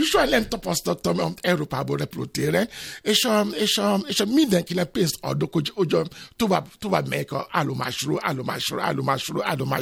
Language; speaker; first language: Hungarian; non-native, fluent; Yoruba